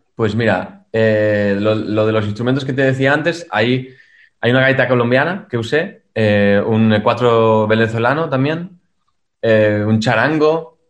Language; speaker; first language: Spanish; native; Spanish